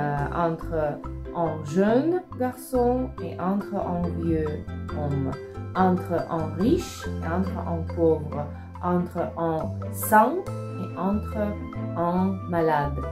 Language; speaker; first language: French; non-native, fluent; Russian